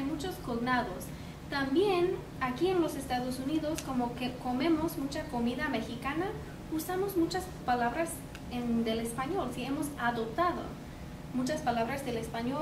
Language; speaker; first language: Spanish; non-native, fluent; English